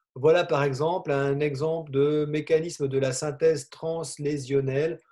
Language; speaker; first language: French; native; French